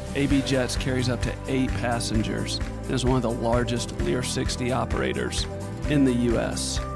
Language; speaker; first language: English; native; English